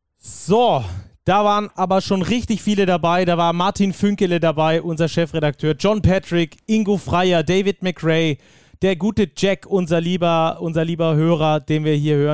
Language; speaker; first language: German; native; German